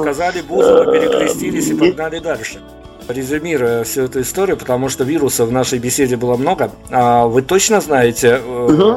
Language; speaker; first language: Russian; native; Russian